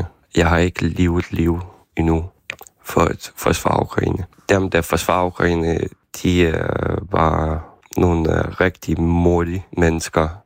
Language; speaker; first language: Danish; non-native, learner; Ukrainian